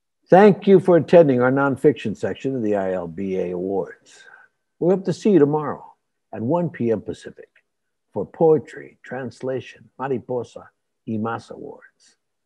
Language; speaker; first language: English; native; English